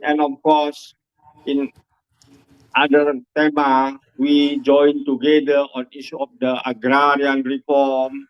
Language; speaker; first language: English; non-native, learner; Indonesian